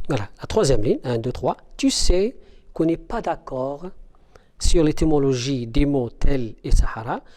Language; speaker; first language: French; non-native, local second language; Arabic